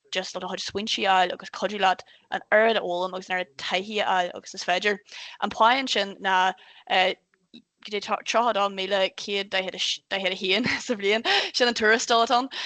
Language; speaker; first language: Irish; native; Irish